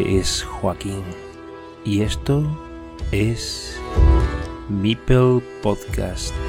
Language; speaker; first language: Spanish; native; Spanish